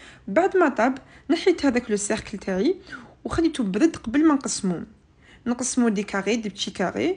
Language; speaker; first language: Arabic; native; Arabic